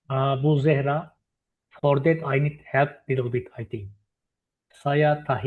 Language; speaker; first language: English; non-native, learner; Turkish